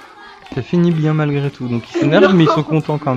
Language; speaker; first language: French; native; French